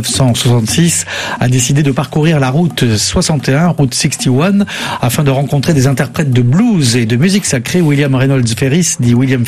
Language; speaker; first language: French; native; French